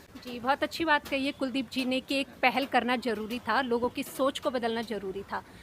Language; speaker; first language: Hindi; native; Hindi